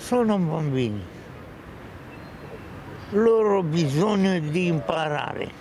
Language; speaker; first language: Italian; non-native, learner; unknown